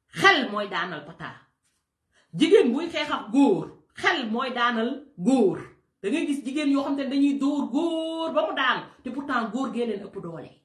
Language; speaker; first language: Wolof; native; Wolof